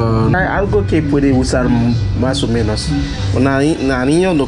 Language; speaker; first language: Spanish; non-native, learner; Haitian Creole